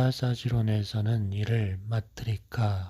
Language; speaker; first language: Korean; native; Korean